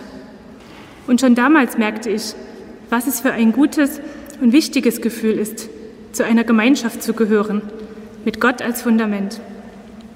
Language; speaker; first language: German; native; German